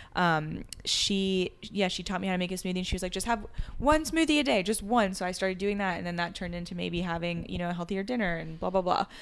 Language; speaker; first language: English; early bilingual, other home language; French